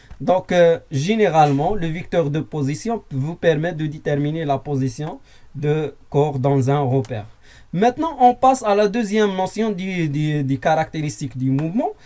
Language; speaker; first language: French; non-native, local second language; Arabic